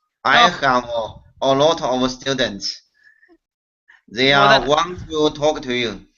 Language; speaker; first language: English; non-native, learner; Chinese